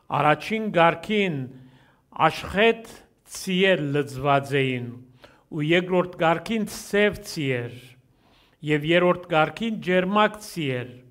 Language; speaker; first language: Armenian; early bilingual, heritage; Armenian